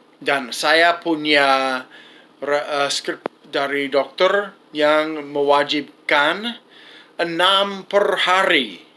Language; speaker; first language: Indonesian; non-native, fluent; English